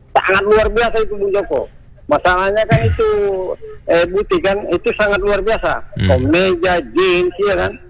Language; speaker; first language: Indonesian; native; Indonesian